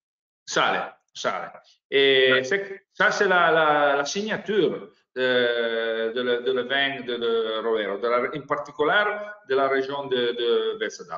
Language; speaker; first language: French; non-native, learner; Italian